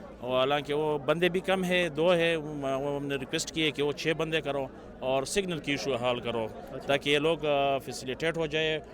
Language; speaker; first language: Urdu; non-native, local second language; Pashto